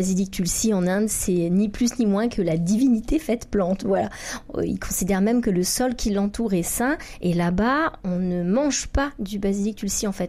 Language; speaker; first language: French; native; French